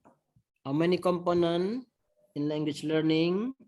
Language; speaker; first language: English; non-native, fluent; Indonesian